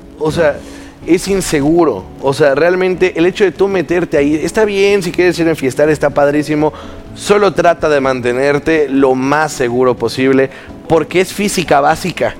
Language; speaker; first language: Spanish; native; Spanish